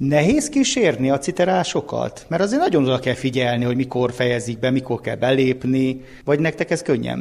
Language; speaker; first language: Hungarian; native; Hungarian